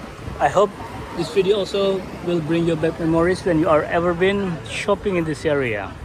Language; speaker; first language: English; non-native, learner; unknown